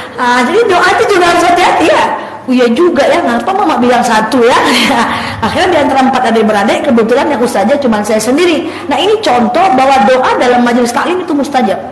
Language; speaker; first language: Indonesian; native; Indonesian